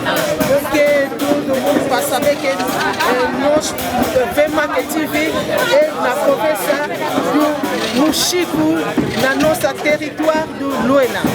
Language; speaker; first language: Portuguese; non-native, learner; Lingala